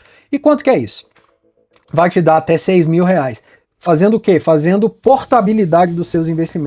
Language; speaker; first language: Portuguese; native; Portuguese